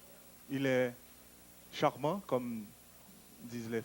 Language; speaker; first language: French; non-native, local second language; Haitian Creole